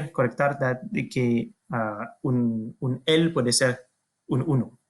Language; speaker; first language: Spanish; non-native, fluent; French